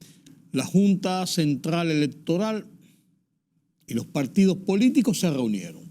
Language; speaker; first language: Spanish; native; Spanish